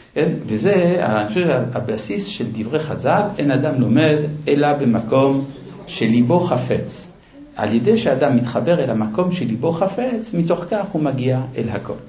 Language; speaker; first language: Hebrew; non-native, fluent; Spanish